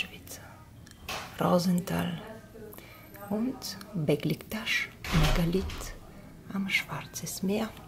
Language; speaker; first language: German; non-native, learner; Bulgarian